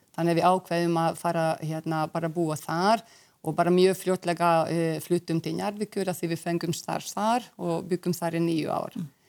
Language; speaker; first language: Icelandic; non-native, fluent; Hungarian